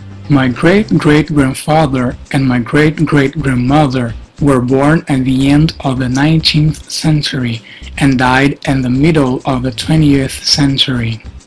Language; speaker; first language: English; non-native, fluent; Portuguese